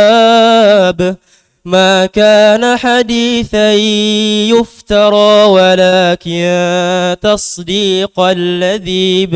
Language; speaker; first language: Arabic; non-native, learner; Indonesian